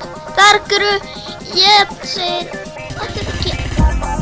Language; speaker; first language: Icelandic; non-native, learner; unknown